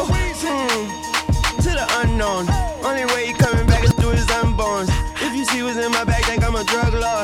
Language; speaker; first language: English; non-native, fluent; Portuguese